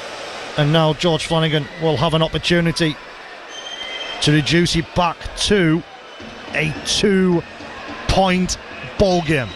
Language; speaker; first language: English; native; English